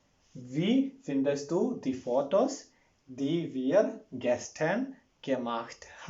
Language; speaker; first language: German; non-native, fluent; Malayalam